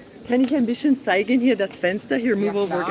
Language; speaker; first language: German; non-native, learner; English